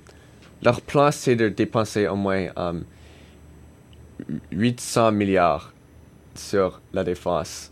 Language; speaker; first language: French; non-native, learner; English